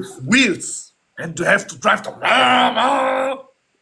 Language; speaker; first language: English; non-native, learner; German